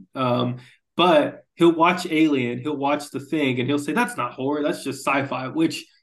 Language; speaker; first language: English; native; English